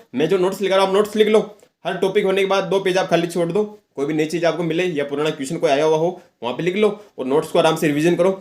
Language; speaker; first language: Hindi; native; Hindi